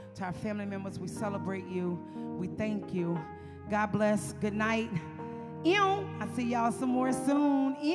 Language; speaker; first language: English; native; English